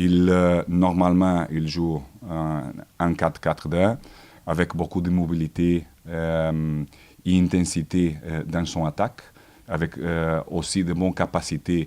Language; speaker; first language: French; non-native, fluent; Portuguese